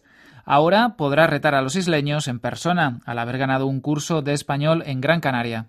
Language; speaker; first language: Spanish; native; Spanish